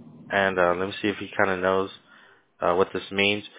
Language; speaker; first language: English; early bilingual, other home language; Spanish